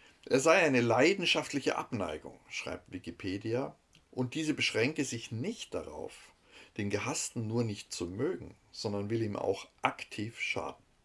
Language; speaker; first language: German; native; German